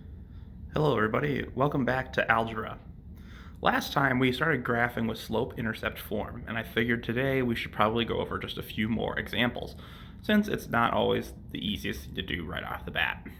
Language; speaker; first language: English; native; English